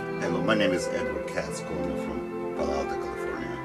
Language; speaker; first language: English; non-native, learner; Russian